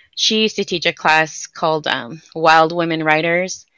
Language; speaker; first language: English; native; English